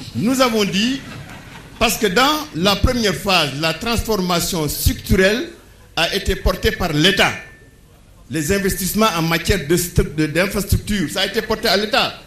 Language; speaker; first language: French; non-native, local second language; Wolof